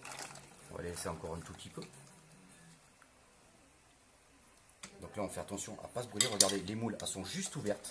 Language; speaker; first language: French; native; French